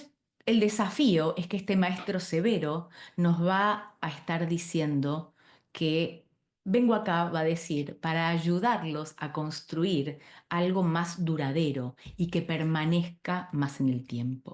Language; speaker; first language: Spanish; native; Spanish